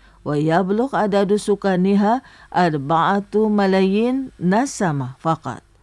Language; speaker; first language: Arabic; non-native, fluent; Indonesian